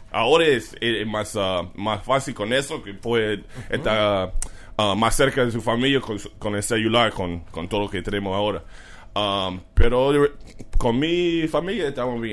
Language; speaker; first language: Spanish; non-native, learner; English